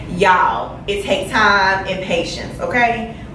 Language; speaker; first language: English; native; English